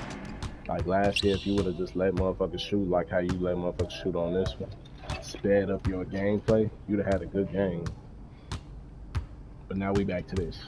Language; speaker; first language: English; native; English